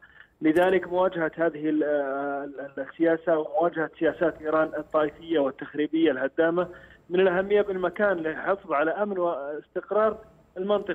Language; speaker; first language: Arabic; native; Arabic